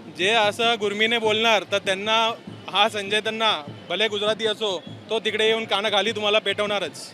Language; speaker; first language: Marathi; non-native, local second language; Gujarati